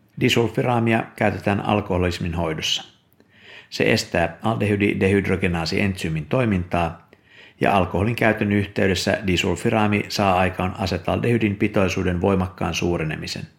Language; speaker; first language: Finnish; native; Finnish